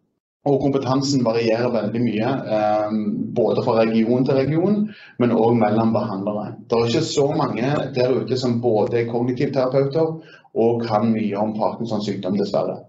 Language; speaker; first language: Norwegian; native; Norwegian